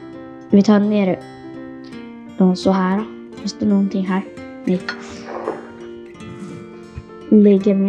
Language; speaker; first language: Swedish; non-native, fluent; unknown